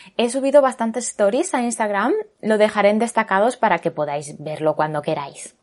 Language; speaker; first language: Spanish; native; Spanish